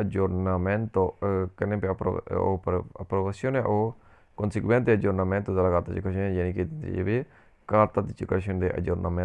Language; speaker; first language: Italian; non-native, learner; Punjabi